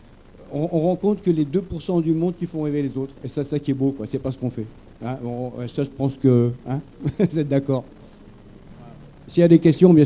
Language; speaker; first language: French; native; French